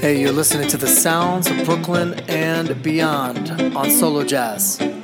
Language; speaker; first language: English; native; English